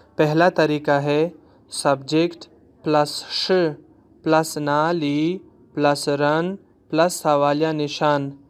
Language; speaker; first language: Urdu; non-native, local second language; Pashto